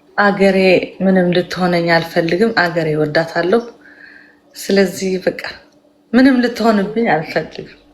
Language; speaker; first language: Amharic; early bilingual, heritage; Tigrinya